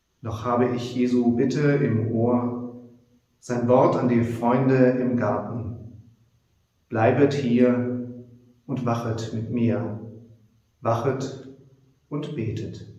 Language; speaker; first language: German; native; German